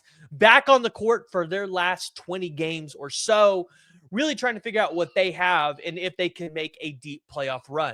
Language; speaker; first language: English; native; English